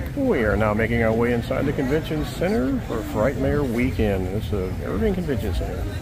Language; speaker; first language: English; native; English